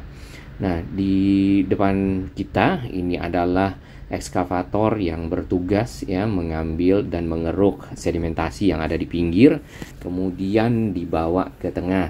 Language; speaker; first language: Indonesian; native; Indonesian